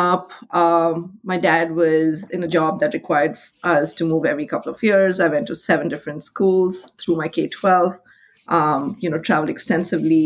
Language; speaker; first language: English; non-native, local second language; Hindi